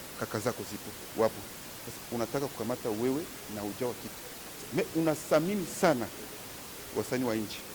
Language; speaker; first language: Swahili; native; Swahili